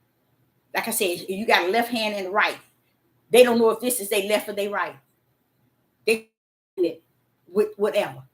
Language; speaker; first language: English; native; English